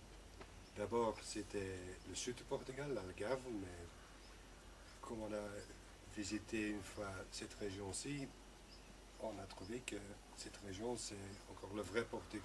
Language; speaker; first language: French; non-native, local second language; Dutch